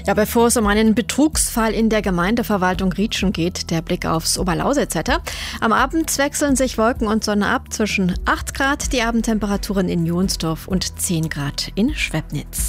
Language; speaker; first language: German; native; German